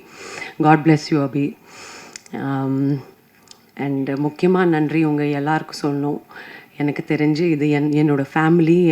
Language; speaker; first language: Tamil; non-native, fluent; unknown